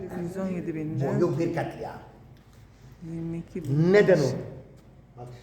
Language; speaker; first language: Turkish; non-native, learner; Greek